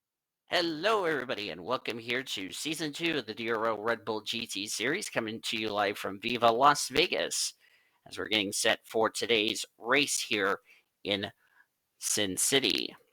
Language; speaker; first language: English; native; English